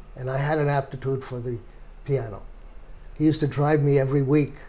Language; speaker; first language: English; native; English